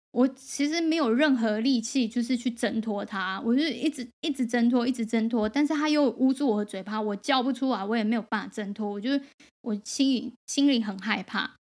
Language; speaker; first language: Chinese; native; Chinese